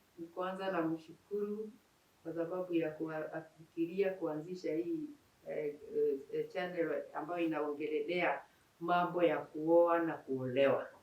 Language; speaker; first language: Swahili; non-native, local second language; Kikuyu